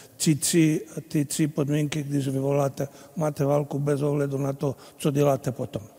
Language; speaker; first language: Czech; non-native, fluent; Bosnian